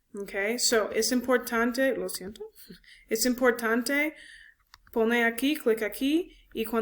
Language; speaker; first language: Spanish; non-native, learner; English